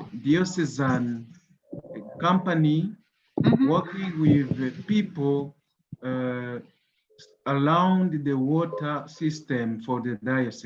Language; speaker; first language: English; non-native, local second language; Kinyarwanda